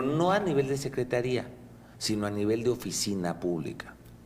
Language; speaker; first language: Spanish; native; Spanish